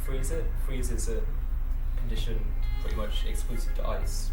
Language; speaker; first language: English; native; English